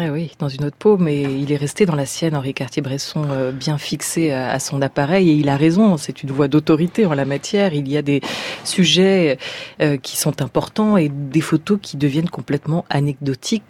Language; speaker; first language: French; native; French